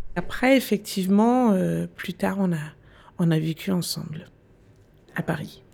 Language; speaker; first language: French; non-native, fluent; Danish